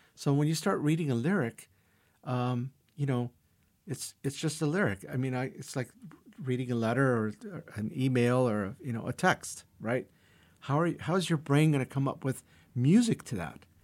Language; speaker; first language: English; early bilingual, other home language; Russian